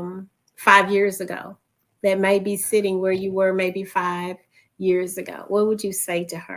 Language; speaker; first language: English; native; English